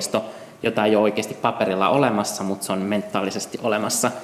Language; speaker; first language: Finnish; native; Finnish